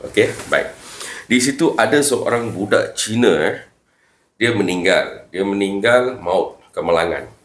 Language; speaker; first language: Malay; non-native, local second language; Tamil